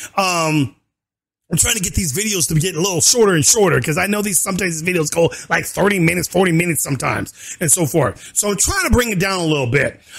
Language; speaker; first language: English; native; English